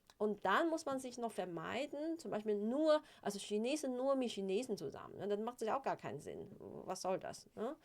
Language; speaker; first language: German; non-native, fluent; Chinese